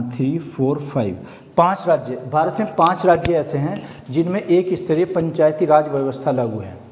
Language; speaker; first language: Hindi; native; Hindi